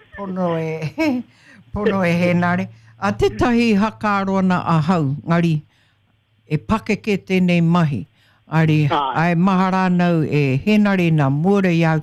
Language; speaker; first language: Māori; native; Māori